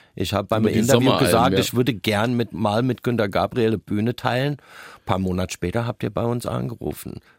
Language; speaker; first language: German; non-native, fluent; English